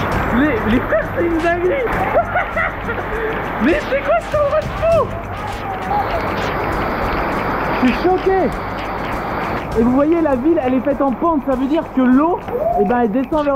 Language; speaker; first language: French; native; French